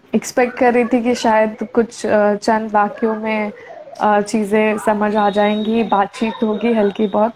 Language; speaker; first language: Hindi; native; Hindi